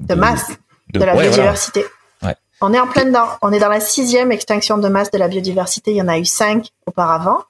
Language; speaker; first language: French; native; French